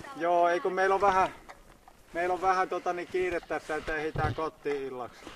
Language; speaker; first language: Finnish; native; Finnish